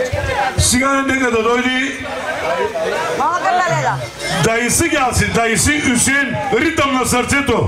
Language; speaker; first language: Bulgarian; non-native, local second language; Turkish